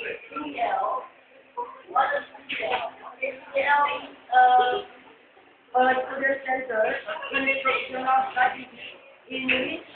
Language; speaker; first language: English; non-native, learner; Indonesian